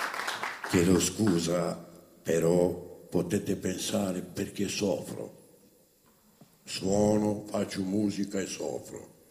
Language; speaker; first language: Italian; non-native, learner; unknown